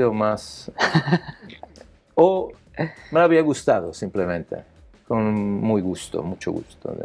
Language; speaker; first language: Spanish; non-native, learner; Italian